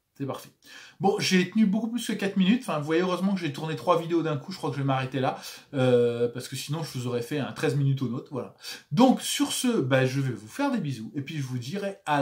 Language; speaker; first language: French; native; French